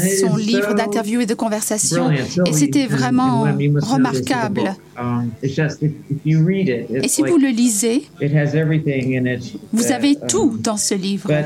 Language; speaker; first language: French; non-native, learner; English